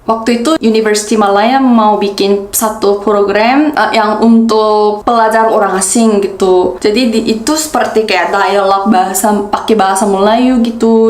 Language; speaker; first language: Indonesian; non-native, fluent; Korean